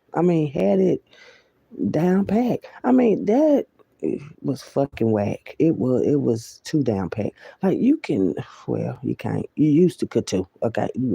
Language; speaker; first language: English; native; English